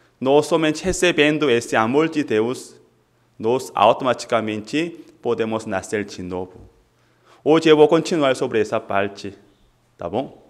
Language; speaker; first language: Portuguese; non-native, fluent; Korean